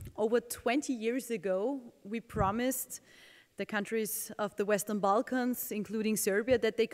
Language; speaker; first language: English; non-native, fluent; German